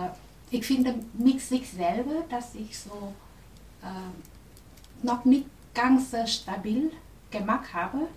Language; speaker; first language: German; non-native, learner; Vietnamese